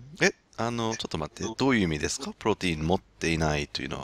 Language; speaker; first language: Japanese; non-native, learner; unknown